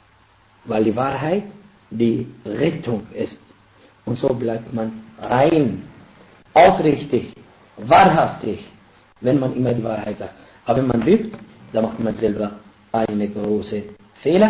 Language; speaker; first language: German; non-native, fluent; Arabic